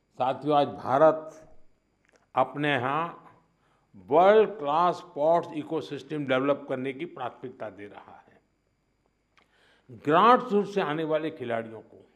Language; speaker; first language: Hindi; non-native, local second language; Gujarati